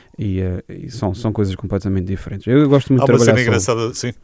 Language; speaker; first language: Portuguese; native; Portuguese